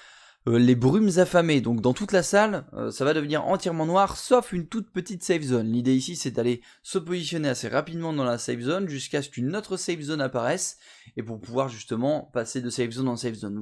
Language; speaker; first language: French; native; French